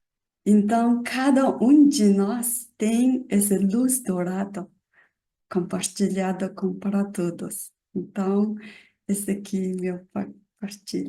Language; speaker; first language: Portuguese; non-native, learner; Mongolian